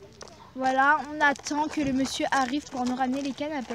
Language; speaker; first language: French; native; French